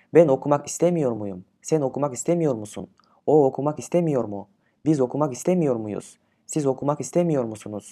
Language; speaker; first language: Turkish; non-native, fluent; Kyrgyz